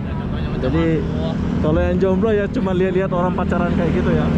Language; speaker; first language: Indonesian; native; Indonesian